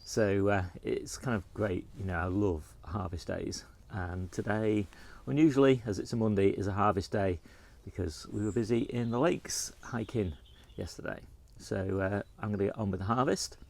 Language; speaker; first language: English; native; English